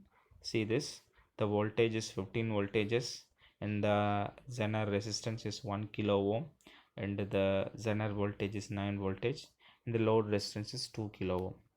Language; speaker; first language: English; non-native, local second language; Tamil